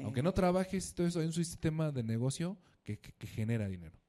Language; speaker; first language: Spanish; native; Spanish